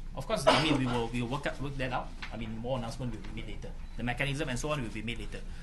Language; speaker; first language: English; non-native, local second language; Malay